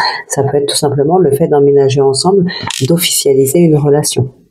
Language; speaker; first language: French; native; French